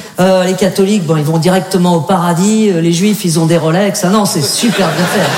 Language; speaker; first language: French; native; French